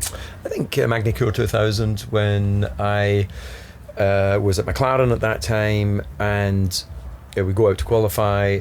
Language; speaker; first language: English; native; English